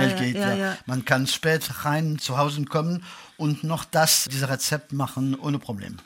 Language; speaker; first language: German; non-native, fluent; French